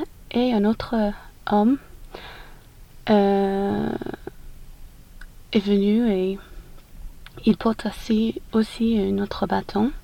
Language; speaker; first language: French; non-native, learner; English